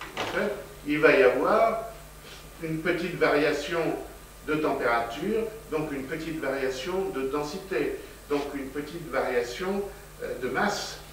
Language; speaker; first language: French; native; French